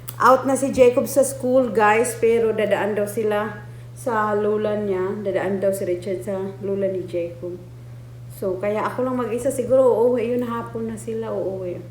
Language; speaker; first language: Filipino; non-native, local second language; Cebuano